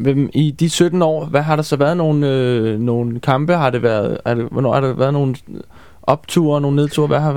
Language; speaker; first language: Danish; native; Danish